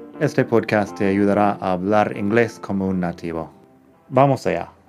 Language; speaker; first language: Spanish; non-native, fluent; English